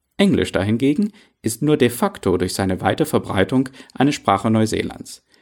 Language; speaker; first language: German; native; German